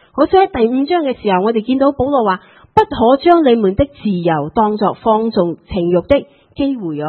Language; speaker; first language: Chinese; non-native, local second language; Cantonese